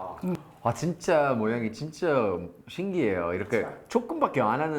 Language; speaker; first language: Korean; non-native, learner; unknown